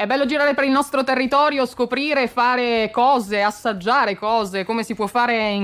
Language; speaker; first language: Italian; native; Italian